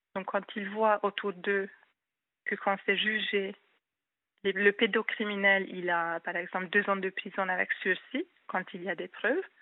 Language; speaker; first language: French; non-native, fluent; Hungarian